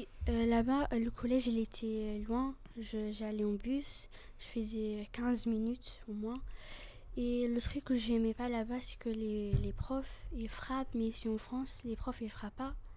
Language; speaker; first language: French; early bilingual, other home language; Arabic